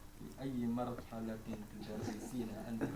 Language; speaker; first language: Arabic; non-native, learner; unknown